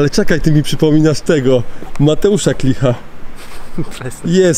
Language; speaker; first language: Polish; native; Polish